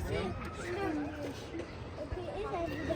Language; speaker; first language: German; early bilingual, other home language; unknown